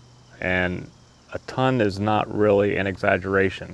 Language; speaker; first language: English; native; English